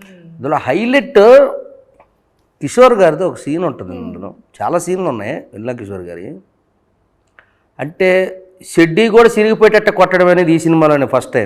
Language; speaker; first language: Telugu; native; Telugu